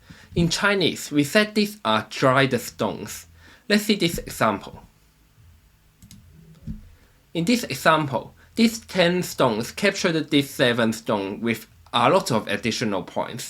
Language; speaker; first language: English; non-native, fluent; Chinese